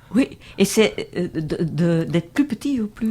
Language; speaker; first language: French; non-native, local second language; Dutch